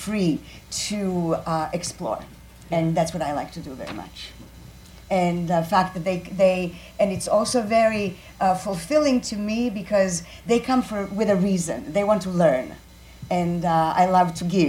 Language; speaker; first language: English; non-native, fluent; Croatian